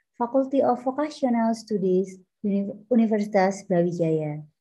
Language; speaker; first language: English; non-native, learner; Indonesian